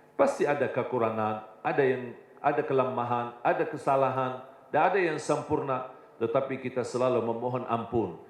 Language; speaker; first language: Indonesian; non-native, fluent; Arabic